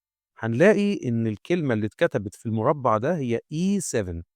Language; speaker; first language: Arabic; native; Arabic